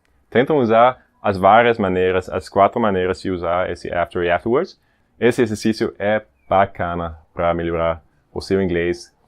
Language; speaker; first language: Portuguese; non-native, fluent; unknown